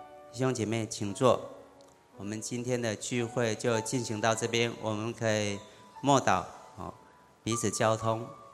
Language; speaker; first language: Chinese; native; Chinese